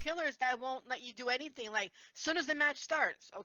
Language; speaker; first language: English; native; English